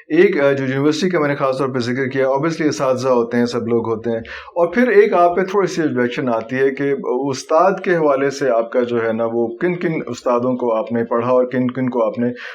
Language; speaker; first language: Urdu; native; Urdu